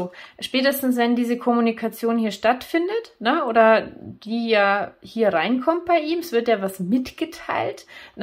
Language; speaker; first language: German; native; German